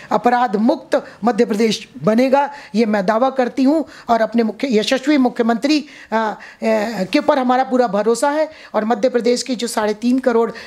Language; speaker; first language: Hindi; native; Hindi